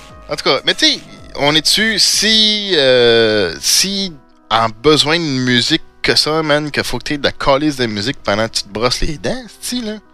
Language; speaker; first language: French; native; French